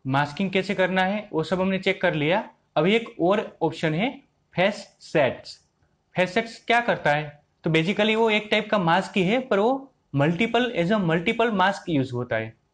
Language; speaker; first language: Hindi; native; Hindi